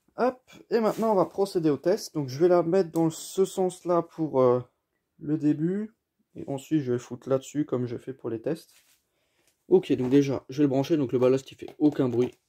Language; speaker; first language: French; native; French